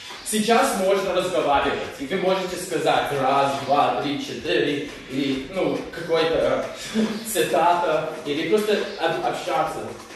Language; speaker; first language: Russian; non-native, fluent; English